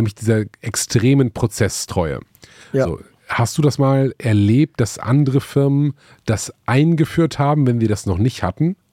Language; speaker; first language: German; native; German